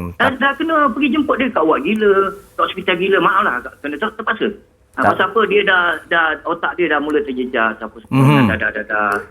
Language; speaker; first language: Malay; native; Malay